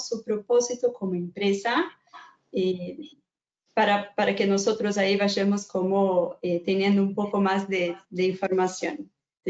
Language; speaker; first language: Spanish; non-native, fluent; Portuguese